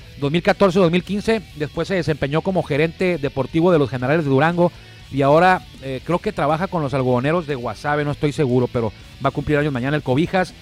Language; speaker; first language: Spanish; native; Spanish